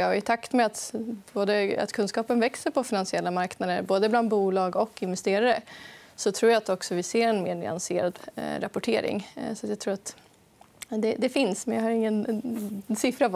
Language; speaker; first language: Swedish; native; Swedish